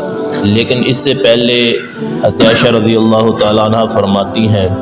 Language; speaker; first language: Urdu; native; Urdu